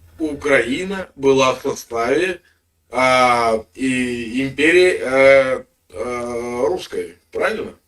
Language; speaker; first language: Russian; native; Russian